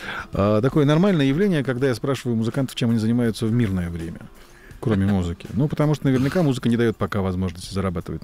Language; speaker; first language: Russian; native; Russian